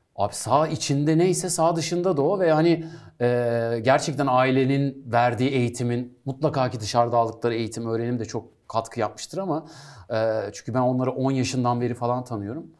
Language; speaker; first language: Turkish; native; Turkish